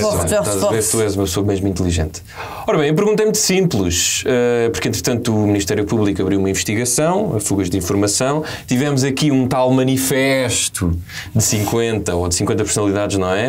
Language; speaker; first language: Portuguese; native; Portuguese